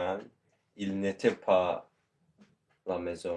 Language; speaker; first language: French; non-native, learner; Azerbaijani